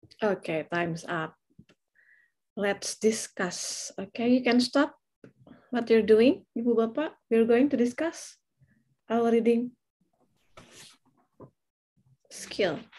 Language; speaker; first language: English; non-native, fluent; Indonesian